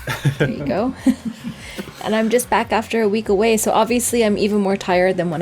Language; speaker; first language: English; native; English